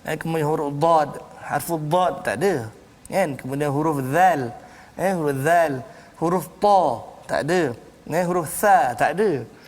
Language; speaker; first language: Malay; native; Malay